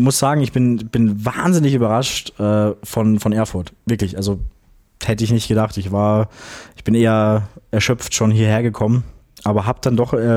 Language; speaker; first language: German; native; German